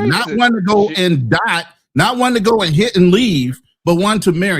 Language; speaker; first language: English; native; English